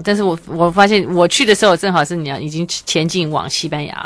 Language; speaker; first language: Chinese; native; Chinese